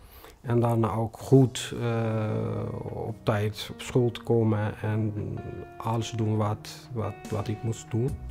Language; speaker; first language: Dutch; non-native, fluent; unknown